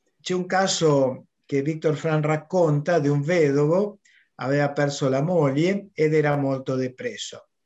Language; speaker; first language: Italian; non-native, fluent; Spanish